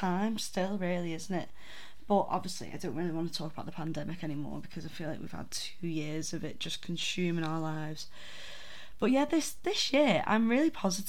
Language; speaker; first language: English; native; English